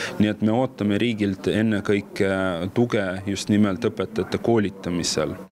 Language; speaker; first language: Estonian; non-native, local second language; Russian